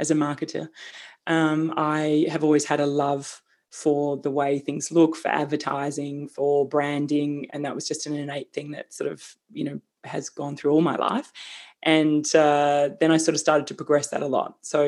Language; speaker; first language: English; native; English